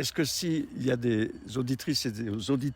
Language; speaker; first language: French; native; French